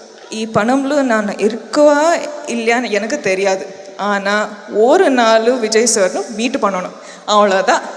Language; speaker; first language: Tamil; non-native, learner; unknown